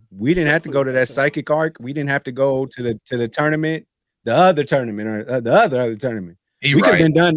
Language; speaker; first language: English; native; English